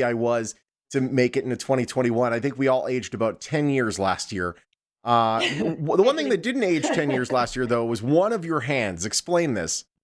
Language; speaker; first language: English; native; English